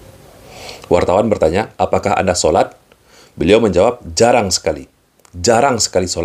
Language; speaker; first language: Indonesian; native; Indonesian